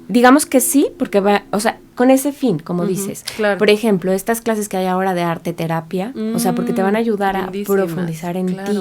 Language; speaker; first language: Spanish; native; Spanish